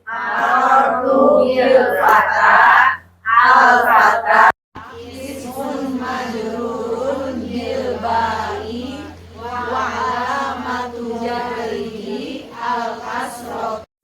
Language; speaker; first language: Arabic; non-native, learner; Indonesian